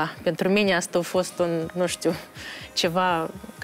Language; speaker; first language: Romanian; non-native, local second language; Russian